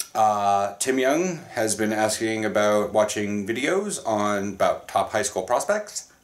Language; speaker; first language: English; native; English